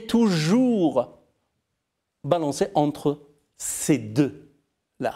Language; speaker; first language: French; non-native, fluent; Persian